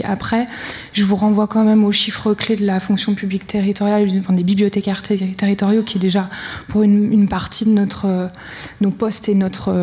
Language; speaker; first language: French; native; French